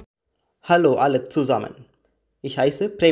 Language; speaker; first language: German; non-native, learner; Tamil